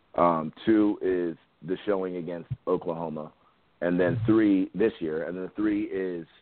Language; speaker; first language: English; native; English